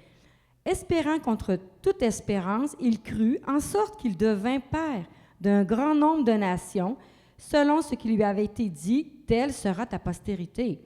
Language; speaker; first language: French; native; French